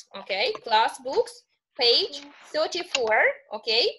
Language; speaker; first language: English; non-native, fluent; Russian